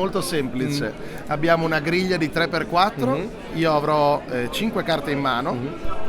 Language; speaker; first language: Italian; native; Italian